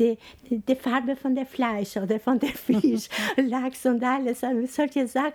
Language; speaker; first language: German; non-native, fluent; Albanian